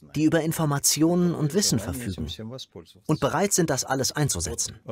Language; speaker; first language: German; non-native, fluent; Russian